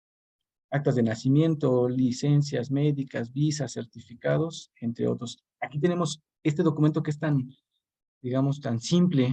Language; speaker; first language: Spanish; native; Spanish